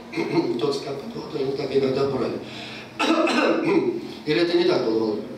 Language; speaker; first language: Russian; native; Russian